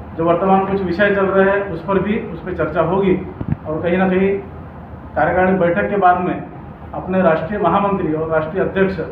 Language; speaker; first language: Hindi; non-native, local second language; Marathi